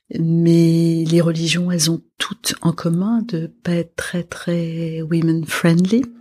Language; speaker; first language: French; non-native, local second language; Arabic